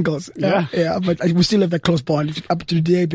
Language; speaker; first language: English; non-native, local second language; Xhosa